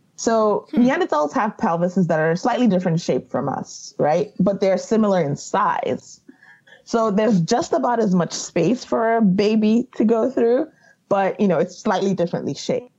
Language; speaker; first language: English; non-native, local second language; Yoruba